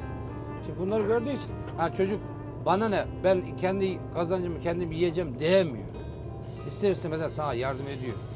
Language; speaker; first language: Turkish; native; Turkish